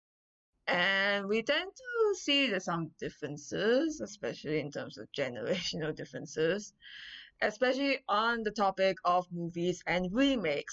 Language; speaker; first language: English; non-native, local second language; Chinese